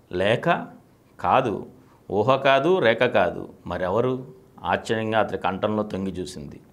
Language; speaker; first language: Telugu; native; Telugu